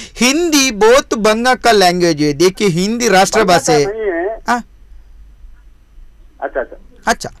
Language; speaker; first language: Hindi; non-native, local second language; Tulu